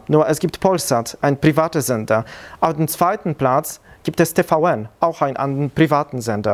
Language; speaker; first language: German; non-native, fluent; Polish